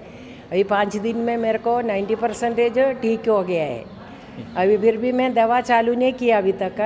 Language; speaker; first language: Hindi; non-native, local second language; Malayalam